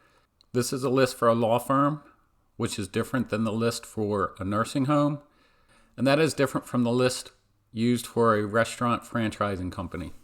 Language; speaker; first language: English; native; English